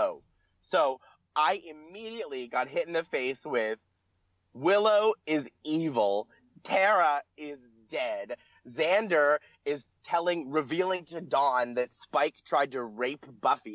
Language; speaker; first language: English; native; English